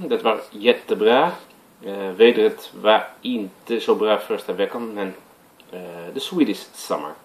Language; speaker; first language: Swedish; non-native, learner; Dutch